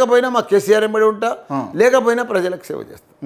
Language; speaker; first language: Telugu; native; Telugu